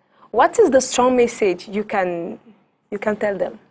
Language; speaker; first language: English; non-native, local second language; French